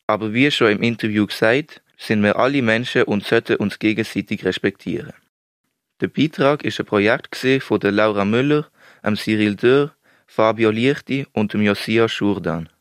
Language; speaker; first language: German; native; German